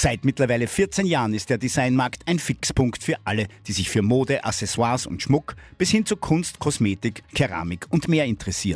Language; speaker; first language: German; native; German